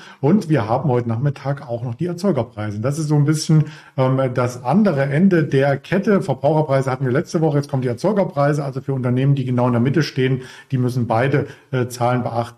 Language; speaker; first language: German; native; German